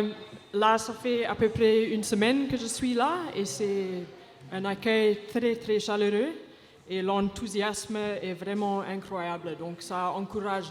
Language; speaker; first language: French; non-native, fluent; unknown